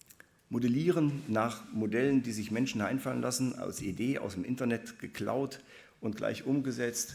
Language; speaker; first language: German; native; German